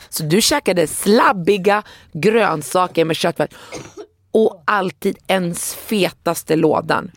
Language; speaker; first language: Swedish; early bilingual, other home language; Arabic